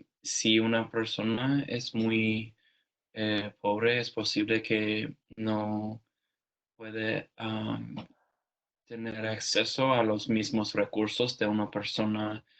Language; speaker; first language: Spanish; non-native, learner; English